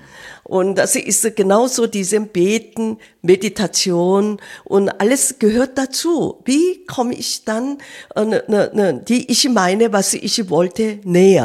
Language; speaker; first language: German; non-native, fluent; Korean